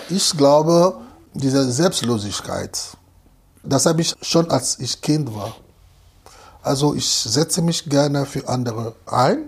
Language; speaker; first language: German; non-native, fluent; Lingala